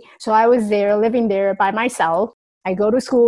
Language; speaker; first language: English; non-native, fluent; Chinese